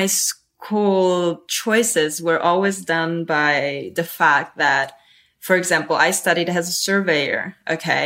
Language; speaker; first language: English; non-native, fluent; Italian